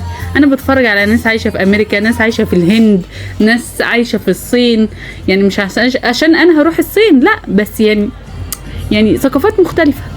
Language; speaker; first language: Arabic; native; Arabic